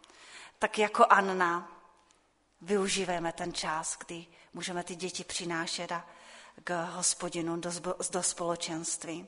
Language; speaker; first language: Czech; non-native, local second language; Polish